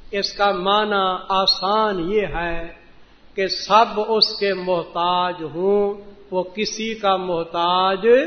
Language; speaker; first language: Urdu; non-native, local second language; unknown